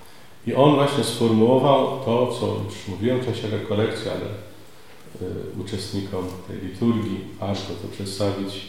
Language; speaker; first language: Polish; native; Polish